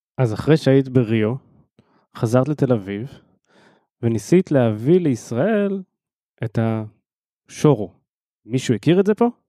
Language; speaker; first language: Hebrew; native; Hebrew